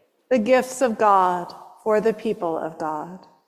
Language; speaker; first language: English; native; English